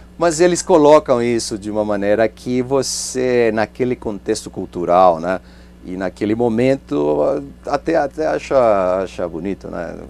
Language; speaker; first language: Portuguese; non-native, fluent; Spanish